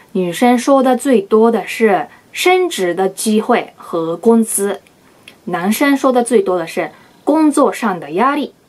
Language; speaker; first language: Chinese; non-native, fluent; Japanese